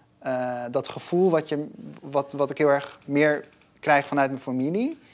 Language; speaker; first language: Dutch; native; Dutch